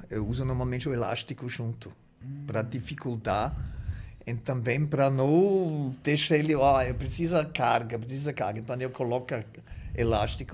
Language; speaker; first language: Portuguese; non-native, fluent; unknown